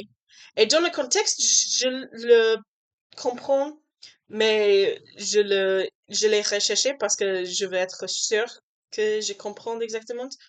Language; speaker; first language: French; non-native, learner; English